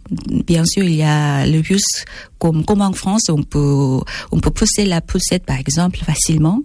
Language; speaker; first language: French; non-native, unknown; Korean